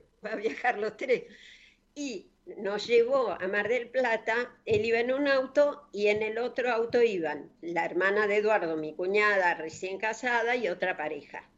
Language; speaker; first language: Spanish; native; Spanish